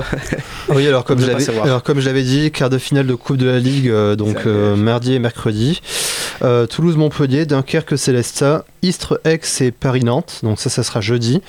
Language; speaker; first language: French; native; French